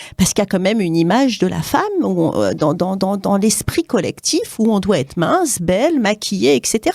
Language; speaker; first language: French; native; French